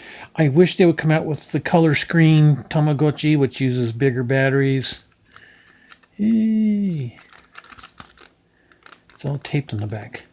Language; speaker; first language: English; native; English